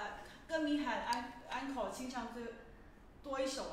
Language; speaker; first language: Chinese; native; Chinese